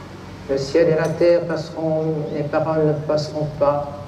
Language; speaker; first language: French; native; French